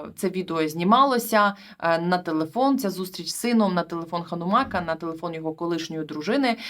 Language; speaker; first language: Ukrainian; native; Ukrainian